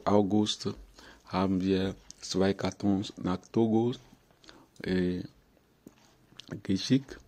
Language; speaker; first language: German; non-native, fluent; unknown